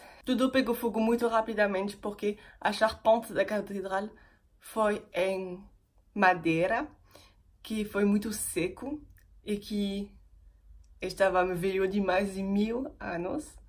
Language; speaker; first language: Portuguese; non-native, fluent; French